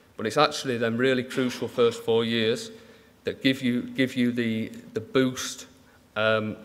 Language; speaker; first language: English; native; English